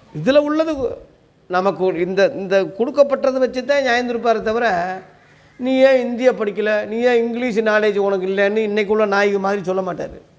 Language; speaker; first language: Tamil; non-native, local second language; Telugu